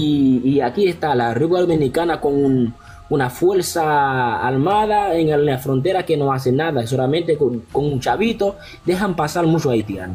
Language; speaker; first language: Spanish; non-native, local second language; Haitian Creole